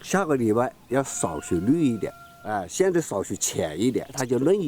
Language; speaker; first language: Chinese; native; Chinese